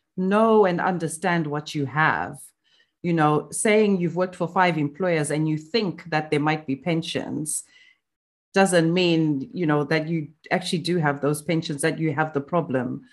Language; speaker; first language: English; non-native, local second language; Shona